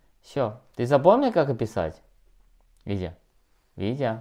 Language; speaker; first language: Russian; non-native, learner; Chinese